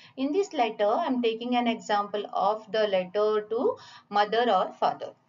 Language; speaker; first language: English; non-native, local second language; Kannada